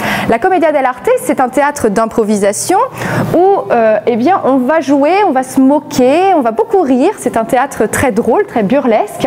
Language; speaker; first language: French; native; French